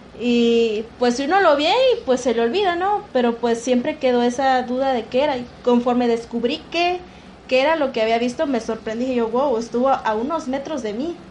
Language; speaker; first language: Spanish; native; Spanish